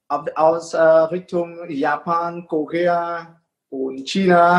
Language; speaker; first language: German; non-native, fluent; Vietnamese